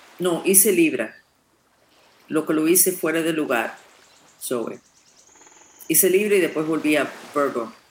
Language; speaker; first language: Spanish; non-native, fluent; English